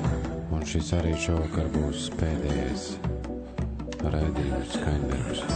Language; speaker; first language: Latvian; native; Latvian